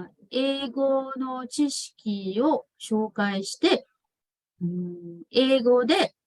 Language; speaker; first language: Japanese; non-native, fluent; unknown